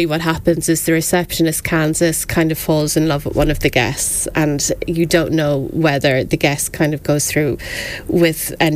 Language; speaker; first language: English; native; English